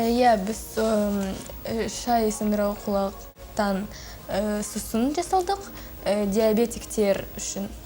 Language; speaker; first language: Kazakh; non-native, local second language; Russian